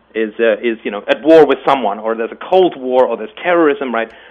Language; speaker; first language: English; native; English